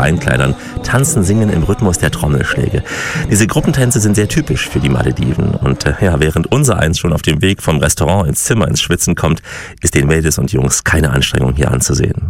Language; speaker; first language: German; native; German